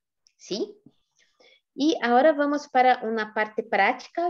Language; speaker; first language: Spanish; non-native, fluent; Portuguese